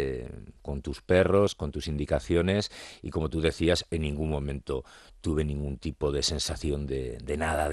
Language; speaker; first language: Spanish; native; Spanish